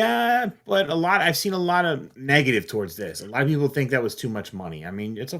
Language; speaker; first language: English; native; English